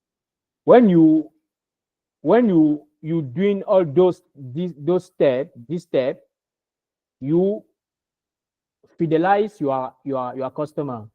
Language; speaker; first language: English; non-native, learner; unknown